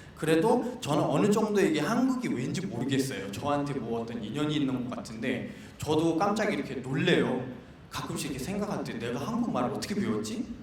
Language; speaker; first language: Korean; non-native, fluent; Nepali